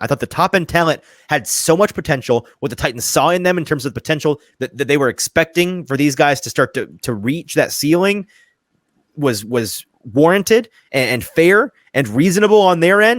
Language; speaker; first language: English; native; English